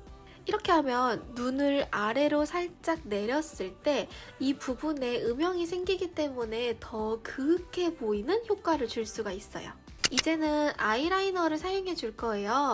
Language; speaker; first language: Korean; native; Korean